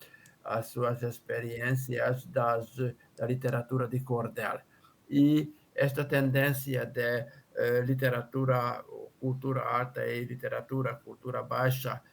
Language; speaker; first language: Portuguese; non-native, fluent; Hungarian